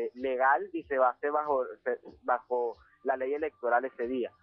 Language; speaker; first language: Spanish; native; Spanish